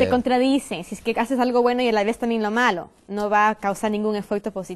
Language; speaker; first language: Spanish; native; Spanish